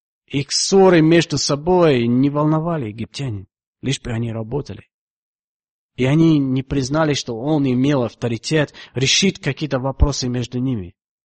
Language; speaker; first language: Russian; non-native, fluent; English